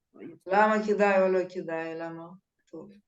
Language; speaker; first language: Hebrew; non-native, fluent; Russian